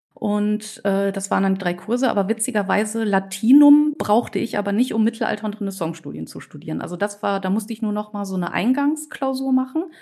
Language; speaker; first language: German; native; German